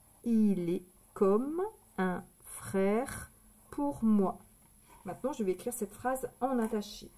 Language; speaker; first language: French; native; French